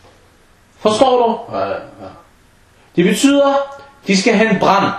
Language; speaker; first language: Danish; non-native, fluent; Arabic